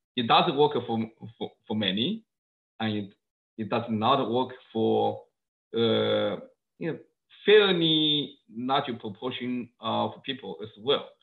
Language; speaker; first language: English; non-native, fluent; Chinese